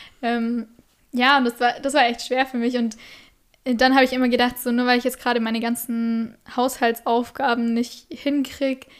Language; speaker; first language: German; native; German